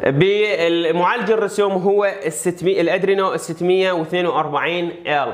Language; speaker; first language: Arabic; native; Arabic